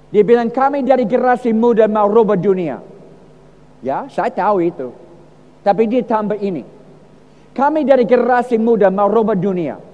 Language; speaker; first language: Indonesian; non-native, fluent; English